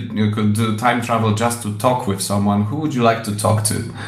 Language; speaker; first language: English; non-native, fluent; Polish